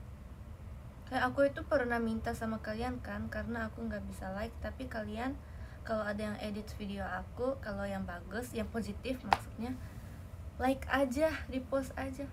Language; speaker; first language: Indonesian; native; Indonesian